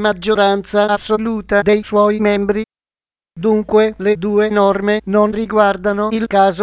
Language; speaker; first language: Italian; native; Italian